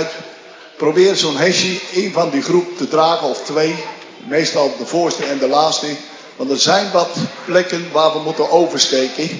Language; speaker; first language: Dutch; native; Dutch